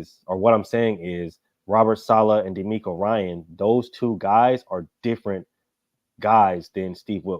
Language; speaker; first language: English; native; English